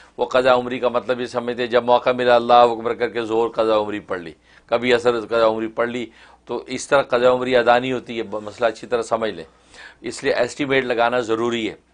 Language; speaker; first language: Urdu; native; Urdu